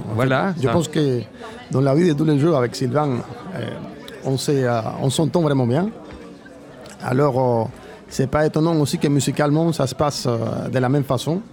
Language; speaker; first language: French; non-native, fluent; Spanish